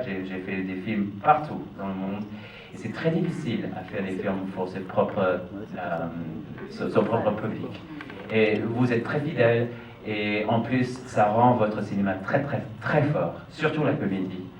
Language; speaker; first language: French; non-native, fluent; English